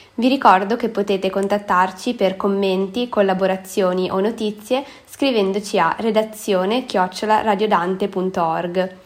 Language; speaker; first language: Italian; native; Italian